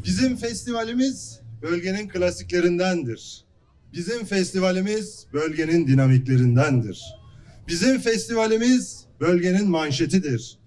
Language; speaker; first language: Turkish; native; Turkish